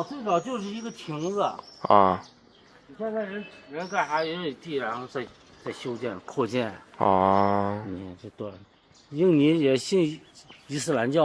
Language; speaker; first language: Chinese; native; Chinese